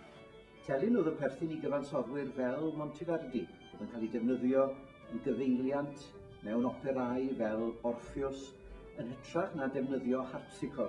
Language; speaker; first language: Welsh; native; Welsh